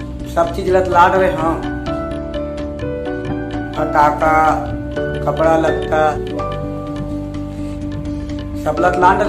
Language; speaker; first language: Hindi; non-native, local second language; Chhattisgarhi